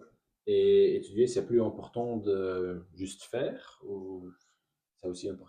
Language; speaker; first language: French; non-native, learner; Dutch